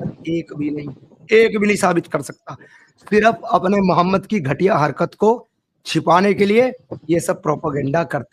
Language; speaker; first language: Hindi; native; Hindi